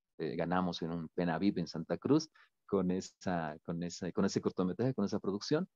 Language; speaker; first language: Spanish; native; Spanish